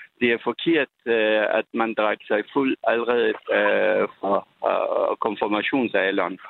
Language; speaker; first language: Danish; non-native, fluent; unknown